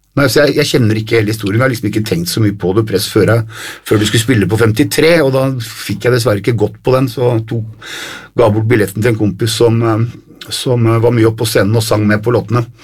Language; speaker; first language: Norwegian; native; Norwegian